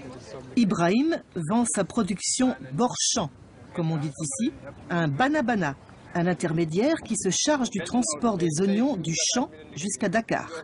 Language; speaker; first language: French; native; French